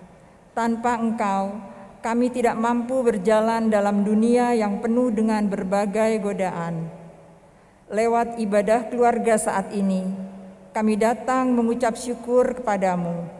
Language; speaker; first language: Indonesian; native; Indonesian